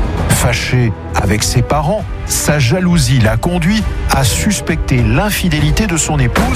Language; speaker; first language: French; native; French